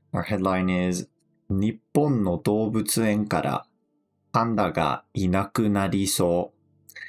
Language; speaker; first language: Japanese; non-native, fluent; English